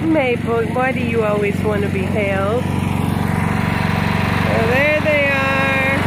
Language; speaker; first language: English; native; English